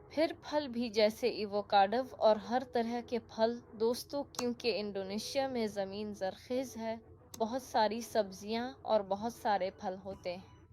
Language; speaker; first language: Urdu; non-native, fluent; Indonesian